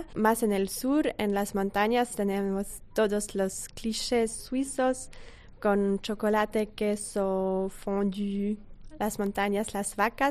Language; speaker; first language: Spanish; non-native, fluent; French